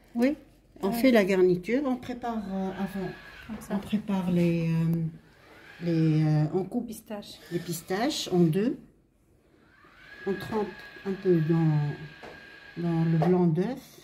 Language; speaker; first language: French; non-native, local second language; Arabic